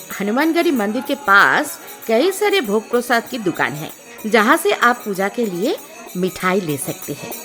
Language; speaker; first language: Hindi; non-native, local second language; Bangla